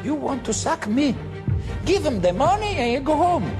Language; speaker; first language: English; non-native, fluent; Italian